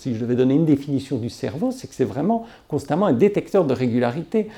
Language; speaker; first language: French; native; French